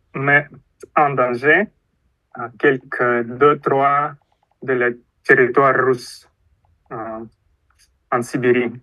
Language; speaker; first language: French; non-native, fluent; Russian